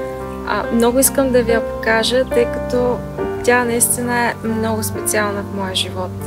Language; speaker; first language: Bulgarian; native; Bulgarian